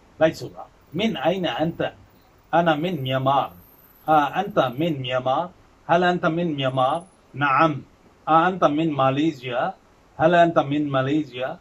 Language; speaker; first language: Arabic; non-native, fluent; Burmese